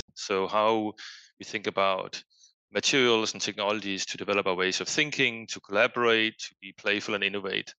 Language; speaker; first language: English; non-native, fluent; Danish